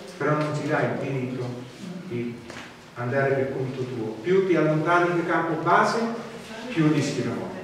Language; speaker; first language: Italian; non-native, fluent; English